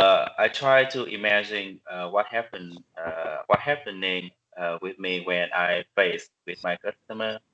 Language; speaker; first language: English; non-native, learner; Vietnamese